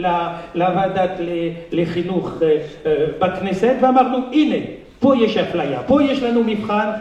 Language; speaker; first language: Hebrew; non-native, fluent; French